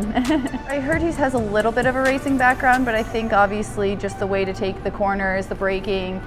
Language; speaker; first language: English; native; English